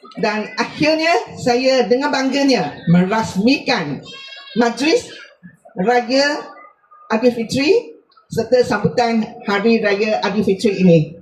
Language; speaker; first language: Malay; non-native, local second language; Chinese